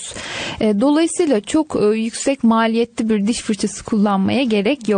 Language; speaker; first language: Turkish; native; Turkish